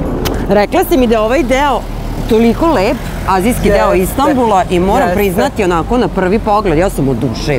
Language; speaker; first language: Serbian; native; Serbian